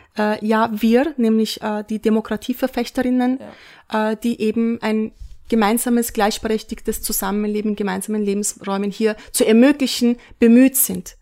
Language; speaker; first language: German; early bilingual, other home language; Turkish